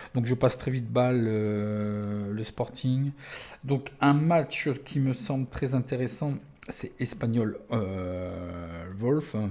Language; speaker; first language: French; native; French